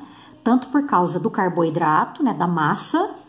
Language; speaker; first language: Portuguese; native; Portuguese